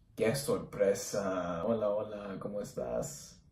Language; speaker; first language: Spanish; early bilingual, other home language; English